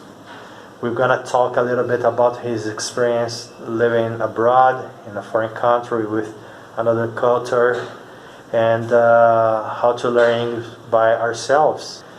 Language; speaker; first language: English; non-native, fluent; Portuguese